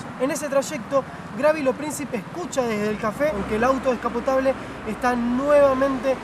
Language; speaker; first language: Spanish; native; Spanish